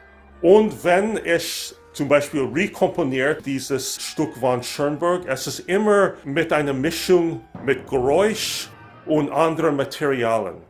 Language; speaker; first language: German; non-native, learner; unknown